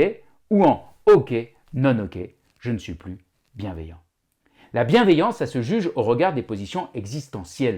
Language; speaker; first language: French; native; French